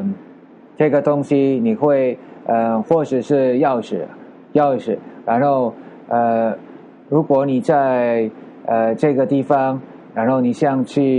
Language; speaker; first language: Chinese; non-native, learner; Filipino